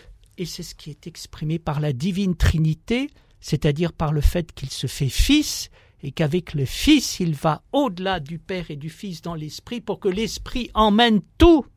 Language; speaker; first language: French; native; French